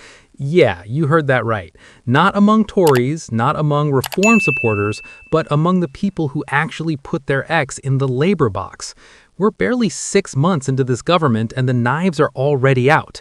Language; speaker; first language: English; native; English